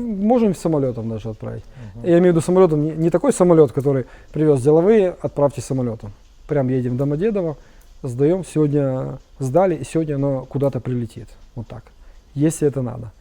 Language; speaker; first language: Russian; native; Russian